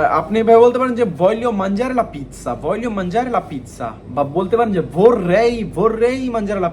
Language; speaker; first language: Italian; non-native, fluent; Bangla